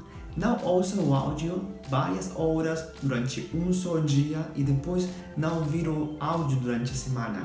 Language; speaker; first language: Portuguese; non-native, fluent; Spanish